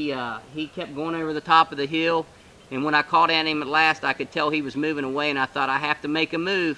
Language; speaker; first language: English; native; English